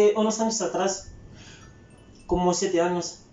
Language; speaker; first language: Spanish; non-native, fluent; Haitian Creole